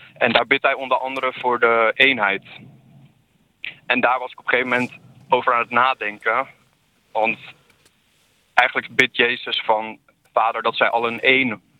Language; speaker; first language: Dutch; native; Dutch